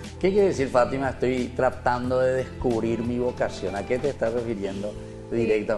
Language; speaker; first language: Spanish; native; Spanish